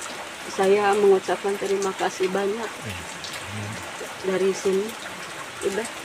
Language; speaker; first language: Indonesian; non-native, local second language; Sundanese